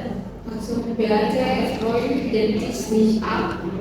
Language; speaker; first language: German; non-native, learner; Indonesian